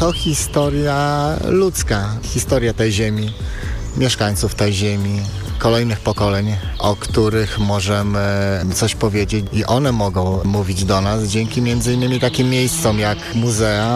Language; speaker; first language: Polish; native; Polish